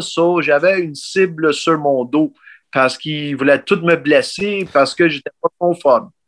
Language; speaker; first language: French; early bilingual, heritage; French